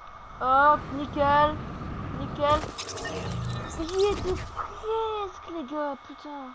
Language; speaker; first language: French; native; French